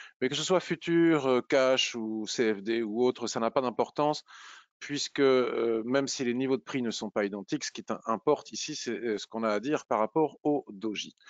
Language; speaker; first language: French; native; French